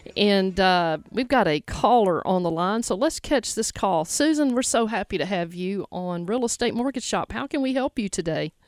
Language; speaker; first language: English; native; English